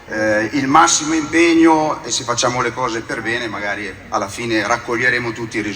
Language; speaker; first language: Italian; native; Italian